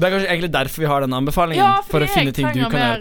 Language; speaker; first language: Norwegian; native; Norwegian